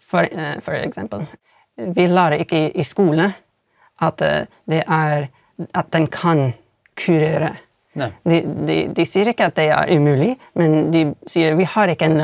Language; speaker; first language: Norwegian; non-native, fluent; English